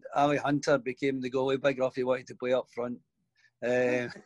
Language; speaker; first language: English; native; English